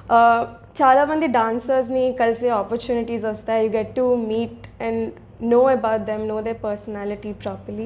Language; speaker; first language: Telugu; early bilingual, heritage; Telugu